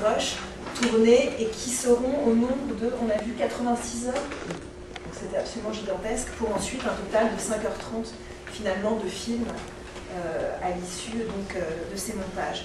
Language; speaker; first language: French; native; French